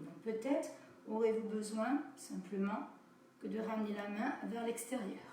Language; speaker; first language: French; native; French